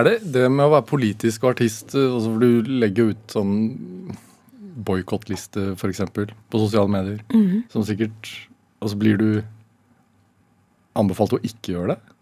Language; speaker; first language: Norwegian; native; Norwegian